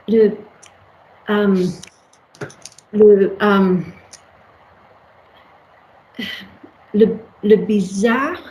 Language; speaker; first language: French; non-native, learner; English